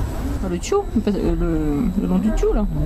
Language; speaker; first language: French; native; French